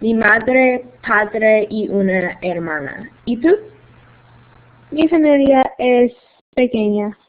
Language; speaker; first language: Spanish; non-native, learner; English